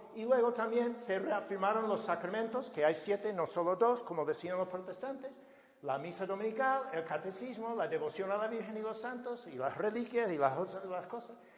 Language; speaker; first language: Spanish; non-native, fluent; English